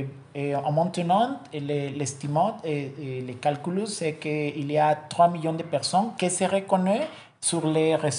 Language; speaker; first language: French; non-native, learner; Spanish